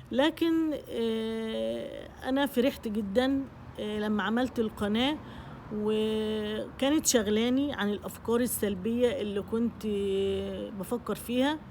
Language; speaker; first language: Arabic; native; Arabic